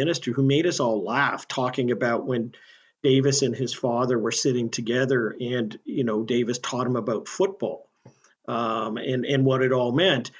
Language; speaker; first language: English; native; English